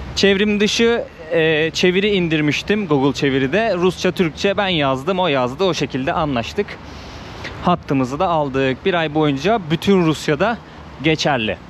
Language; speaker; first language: Turkish; native; Turkish